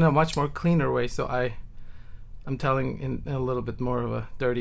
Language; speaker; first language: English; non-native, fluent; Turkish